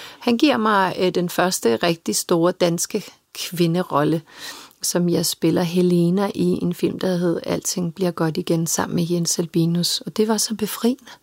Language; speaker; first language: Danish; early bilingual, other home language; Serbian